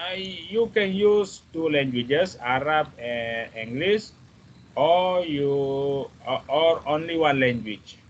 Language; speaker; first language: English; non-native, fluent; Malay